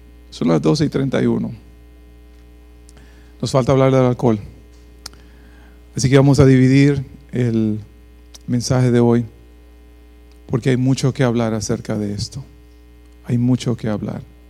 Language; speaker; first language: Spanish; native; Spanish